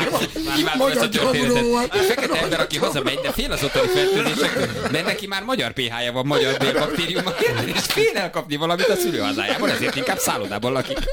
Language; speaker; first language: Hungarian; native; Hungarian